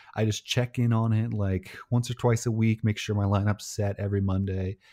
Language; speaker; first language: English; native; English